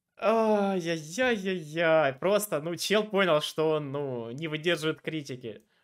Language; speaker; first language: Russian; native; Russian